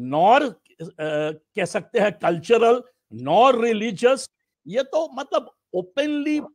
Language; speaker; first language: Hindi; native; Hindi